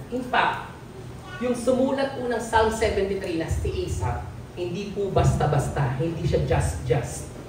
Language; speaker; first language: Filipino; native; Filipino